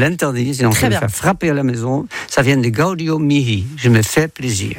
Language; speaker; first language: French; non-native, fluent; Dutch